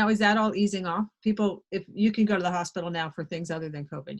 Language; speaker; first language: English; native; English